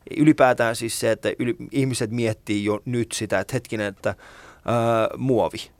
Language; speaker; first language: Finnish; early bilingual, other home language; Persian